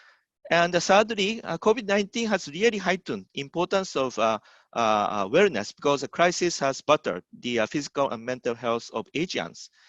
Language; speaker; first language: English; non-native, fluent; Japanese